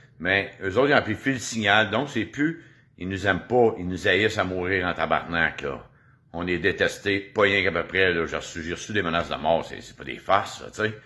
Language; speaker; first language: French; native; French